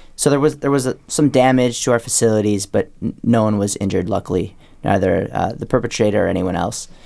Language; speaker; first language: English; native; English